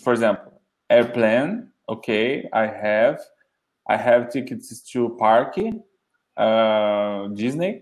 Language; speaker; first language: English; non-native, learner; Portuguese